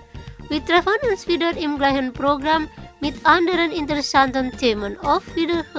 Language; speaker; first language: German; non-native, fluent; Indonesian